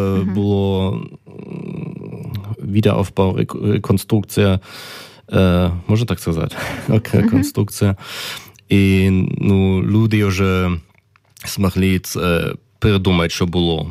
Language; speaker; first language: Ukrainian; early bilingual, heritage; German